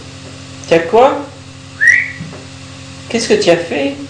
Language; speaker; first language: French; native; French